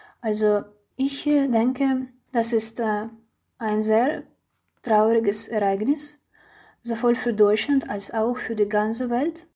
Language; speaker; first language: German; non-native, fluent; Russian